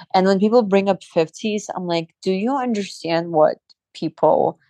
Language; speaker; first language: English; non-native, fluent; Azerbaijani